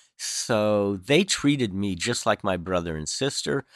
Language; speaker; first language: English; native; English